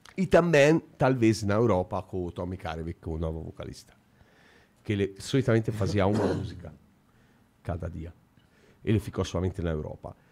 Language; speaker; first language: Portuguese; non-native, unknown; Italian